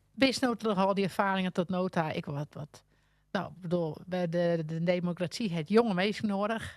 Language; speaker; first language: Dutch; non-native, local second language; Western Frisian